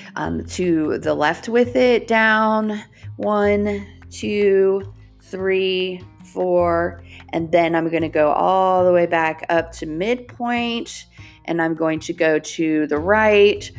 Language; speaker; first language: English; native; English